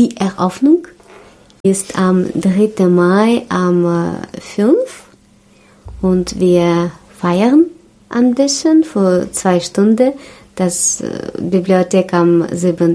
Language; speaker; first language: German; non-native, learner; Russian